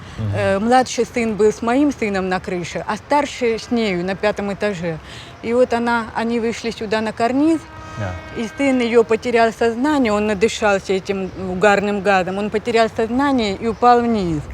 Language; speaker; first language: Russian; native; Russian